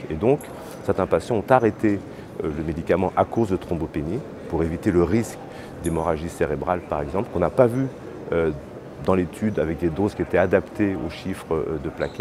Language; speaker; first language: French; native; French